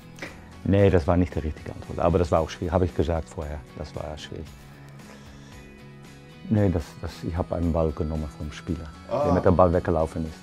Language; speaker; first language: German; non-native, fluent; Dutch